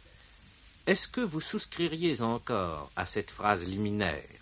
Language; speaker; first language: French; native; French